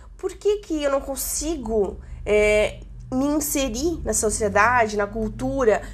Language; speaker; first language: Portuguese; native; Portuguese